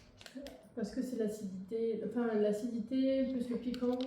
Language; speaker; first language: French; native; French